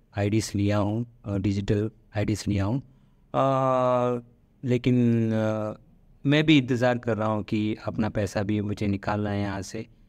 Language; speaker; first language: Hindi; non-native, local second language; Malayalam